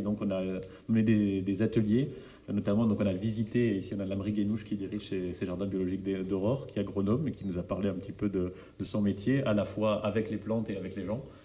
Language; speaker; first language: French; native; French